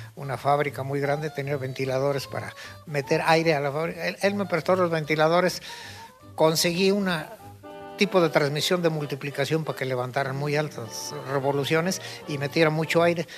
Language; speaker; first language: Spanish; native; Spanish